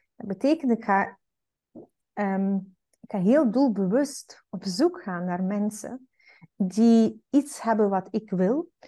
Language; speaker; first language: Dutch; non-native, fluent; Russian